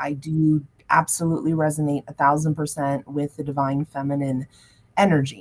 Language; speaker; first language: English; native; English